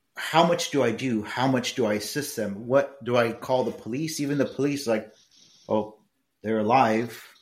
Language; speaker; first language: English; early bilingual, other home language; Spanish